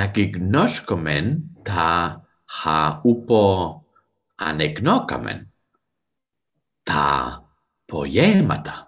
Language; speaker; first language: Greek; non-native, learner; English